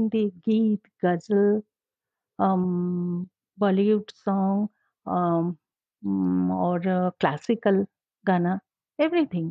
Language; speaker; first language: English; non-native, local second language; Bangla